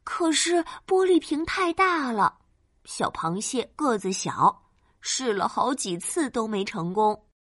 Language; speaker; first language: Chinese; native; Chinese